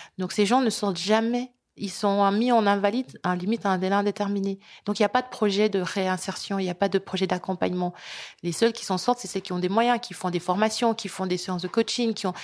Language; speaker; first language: French; early bilingual, other home language; Lingala